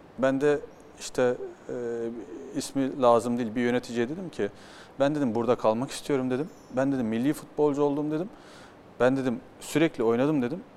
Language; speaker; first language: Turkish; early bilingual, heritage; Turkish